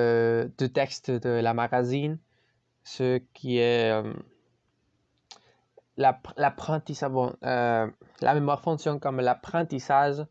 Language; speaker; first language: French; non-native, learner; Spanish